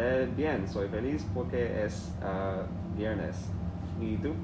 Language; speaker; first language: Spanish; non-native, learner; English